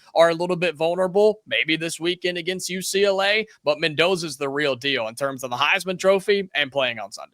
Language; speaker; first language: English; native; English